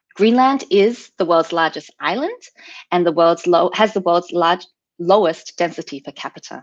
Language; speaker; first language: English; native; English